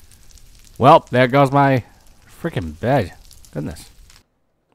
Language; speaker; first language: English; native; English